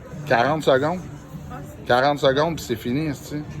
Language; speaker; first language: French; native; French